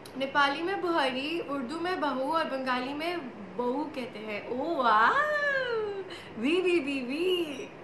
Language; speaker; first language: Urdu; native; Urdu